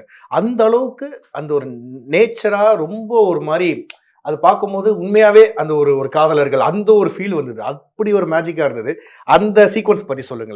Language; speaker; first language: Tamil; native; Tamil